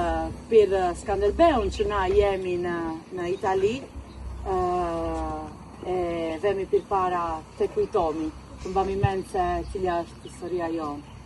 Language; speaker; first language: Albanian; early bilingual, heritage; Albanian